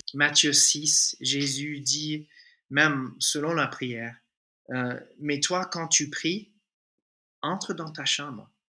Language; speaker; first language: French; non-native, fluent; English